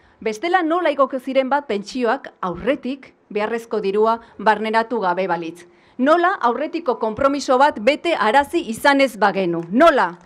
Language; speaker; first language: Basque; non-native, local second language; Spanish